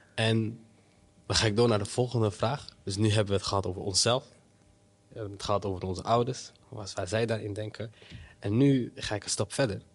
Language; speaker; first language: Dutch; early bilingual, other home language; Somali